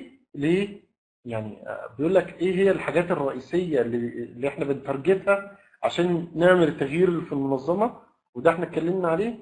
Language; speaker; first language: Arabic; native; Arabic